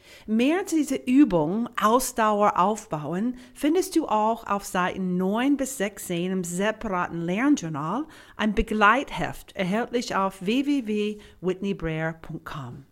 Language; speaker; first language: German; non-native, fluent; English